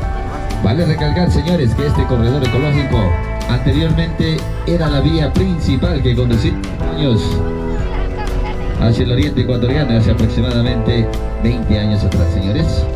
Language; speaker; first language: Spanish; native; Spanish